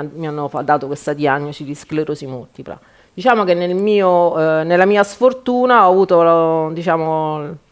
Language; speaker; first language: Italian; native; Italian